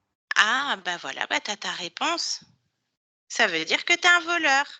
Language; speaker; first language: French; native; French